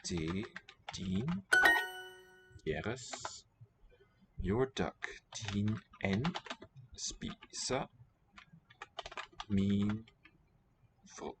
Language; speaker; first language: Danish; non-native, learner; English